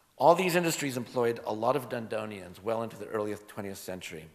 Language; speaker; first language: English; native; English